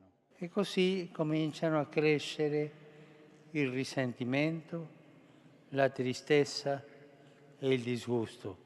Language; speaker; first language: Italian; non-native, fluent; Spanish